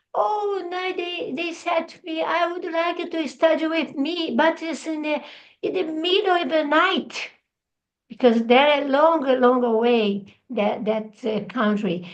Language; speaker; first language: English; non-native, learner; Portuguese